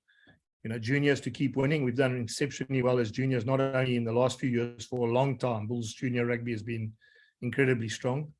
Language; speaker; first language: English; native; English